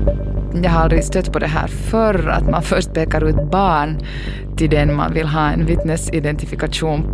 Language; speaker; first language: Swedish; native; Swedish